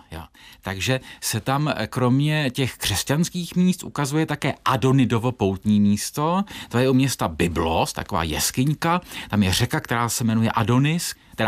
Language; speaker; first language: Czech; native; Czech